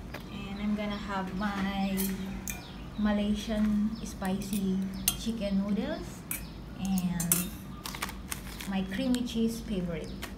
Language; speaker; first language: English; non-native, local second language; Filipino